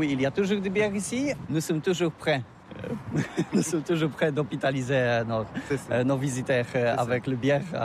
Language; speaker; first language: French; non-native, learner; Polish